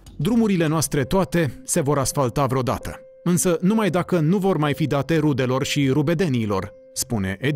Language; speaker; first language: Romanian; native; Romanian